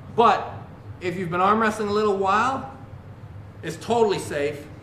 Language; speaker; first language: English; native; English